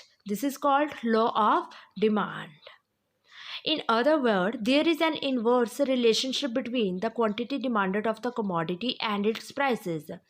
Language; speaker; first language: English; non-native, local second language; Hindi